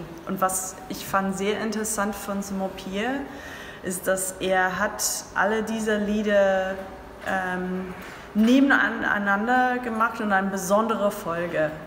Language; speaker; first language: German; non-native, learner; English